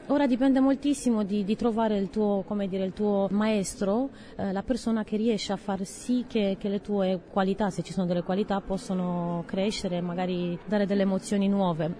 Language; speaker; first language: Italian; non-native, fluent; Romanian